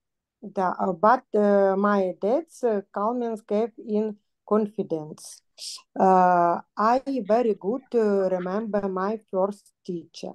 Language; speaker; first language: English; non-native, learner; Russian